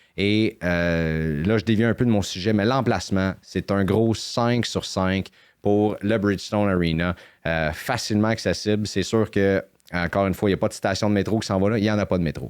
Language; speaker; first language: French; native; French